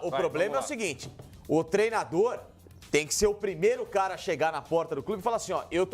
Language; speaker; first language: Portuguese; native; Portuguese